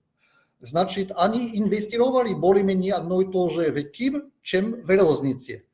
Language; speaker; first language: Russian; non-native, fluent; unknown